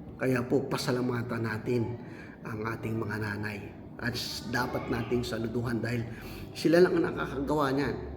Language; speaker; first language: Filipino; non-native, local second language; Cebuano